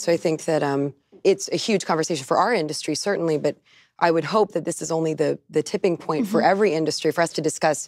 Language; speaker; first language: English; native; English